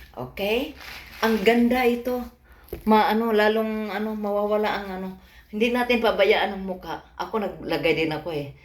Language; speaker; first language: Filipino; non-native, local second language; Cebuano